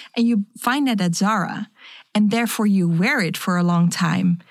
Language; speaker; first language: English; non-native, fluent; Dutch